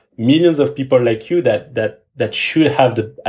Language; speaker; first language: English; non-native, fluent; French